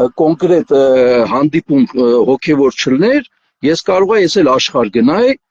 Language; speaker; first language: Armenian; native; Armenian